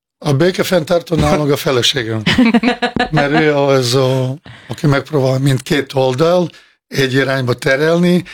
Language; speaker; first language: Hungarian; non-native, fluent; Bosnian